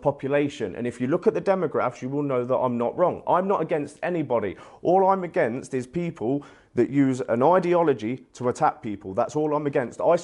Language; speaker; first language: English; native; English